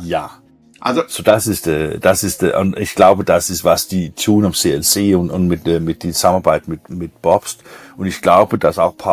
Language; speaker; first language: German; non-native, learner; Danish